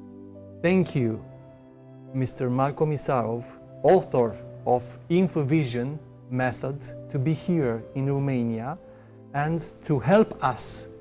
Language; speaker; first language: English; non-native, fluent; Romanian